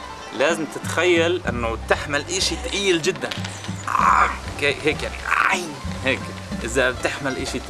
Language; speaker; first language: Arabic; non-native, fluent; German